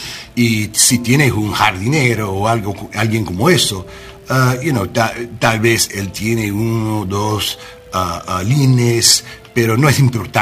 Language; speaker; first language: Spanish; non-native, learner; English